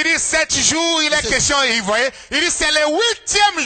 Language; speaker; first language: French; non-native, local second language; Lingala